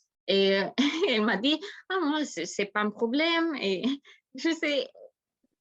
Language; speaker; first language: French; non-native, learner; Spanish